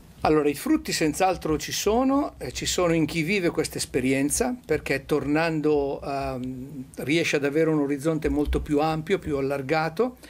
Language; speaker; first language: Italian; native; Italian